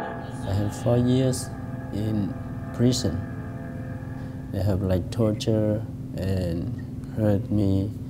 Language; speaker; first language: English; non-native, learner; Khmer